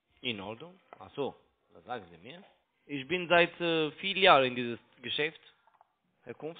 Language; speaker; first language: German; non-native, learner; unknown